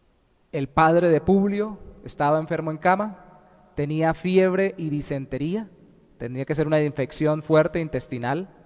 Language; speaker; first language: Spanish; native; Spanish